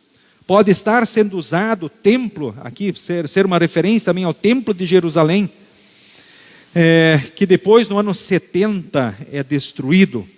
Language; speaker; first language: Portuguese; native; Portuguese